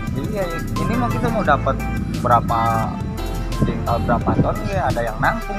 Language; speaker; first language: Indonesian; non-native, local second language; Sundanese